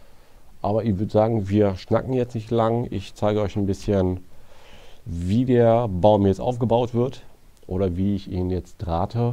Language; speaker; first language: German; native; German